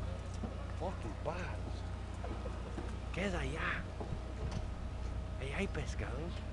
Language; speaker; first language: Spanish; non-native, fluent; English